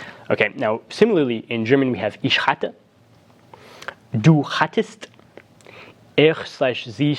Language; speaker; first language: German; non-native, fluent; English